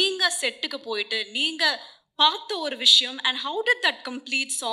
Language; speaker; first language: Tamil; native; Tamil